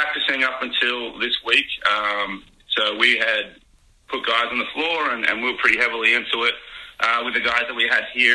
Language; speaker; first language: English; native; English